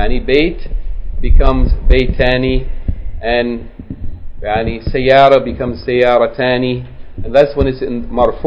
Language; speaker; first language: Arabic; non-native, fluent; English